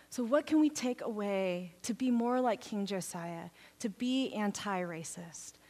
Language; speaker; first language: English; native; English